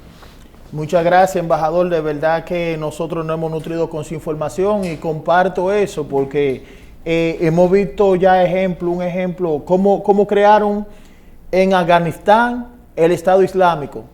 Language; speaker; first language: Spanish; native; Spanish